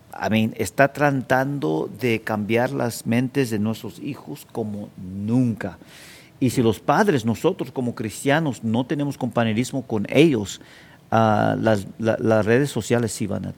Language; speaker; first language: Spanish; early bilingual, heritage; Spanish